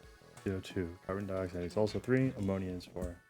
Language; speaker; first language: English; native; English